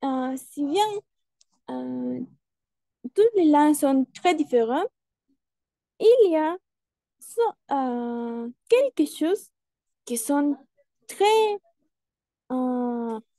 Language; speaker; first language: French; non-native, learner; Spanish